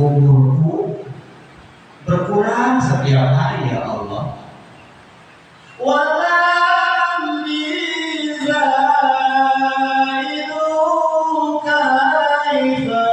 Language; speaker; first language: Indonesian; native; Indonesian